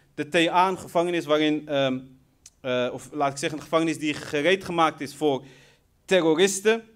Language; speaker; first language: Dutch; early bilingual, other home language; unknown